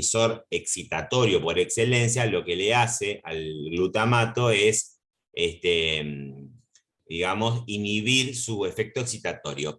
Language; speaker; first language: Spanish; native; Spanish